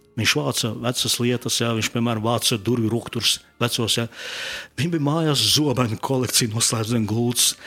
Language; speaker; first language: Latvian; native; Latvian